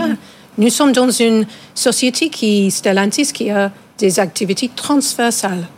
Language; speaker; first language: French; non-native, fluent; English